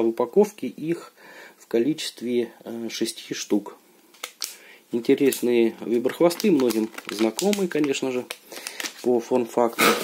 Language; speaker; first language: Russian; native; Russian